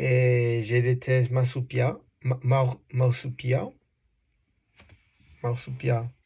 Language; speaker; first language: French; non-native, learner; Spanish